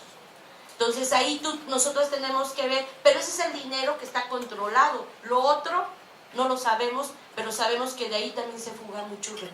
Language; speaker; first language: Spanish; native; Spanish